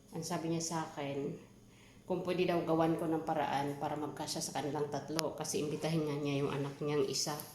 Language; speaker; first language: Filipino; non-native, local second language; Waray